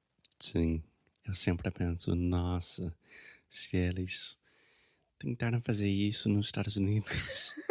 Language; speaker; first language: Portuguese; non-native, fluent; English